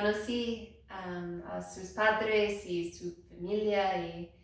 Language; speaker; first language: Spanish; non-native, learner; English